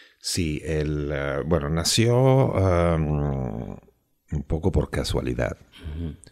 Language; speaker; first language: Spanish; non-native, fluent; Italian